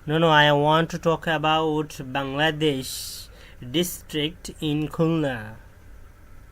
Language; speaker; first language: English; non-native, learner; Bangla